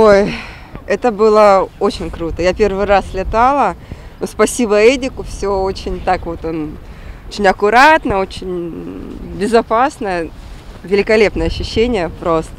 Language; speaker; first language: Russian; native; Russian